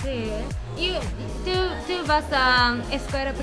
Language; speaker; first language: Spanish; non-native, learner; Japanese